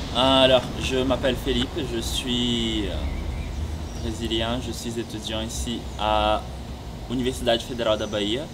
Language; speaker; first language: French; non-native, fluent; Portuguese